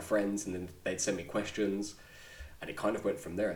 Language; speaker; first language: English; native; English